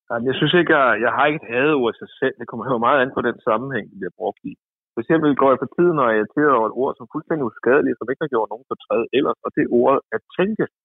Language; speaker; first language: Danish; native; Danish